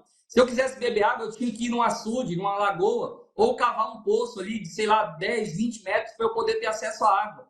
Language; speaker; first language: Portuguese; native; Portuguese